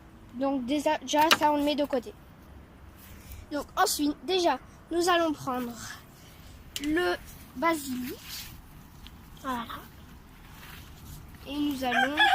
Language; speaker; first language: French; native; French